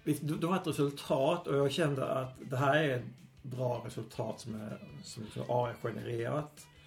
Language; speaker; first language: Swedish; native; Swedish